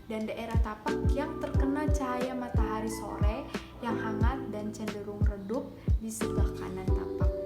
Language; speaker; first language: Indonesian; native; Indonesian